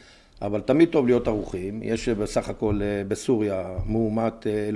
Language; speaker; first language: Hebrew; native; Hebrew